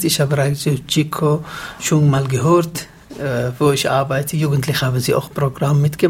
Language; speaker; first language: German; non-native, fluent; Somali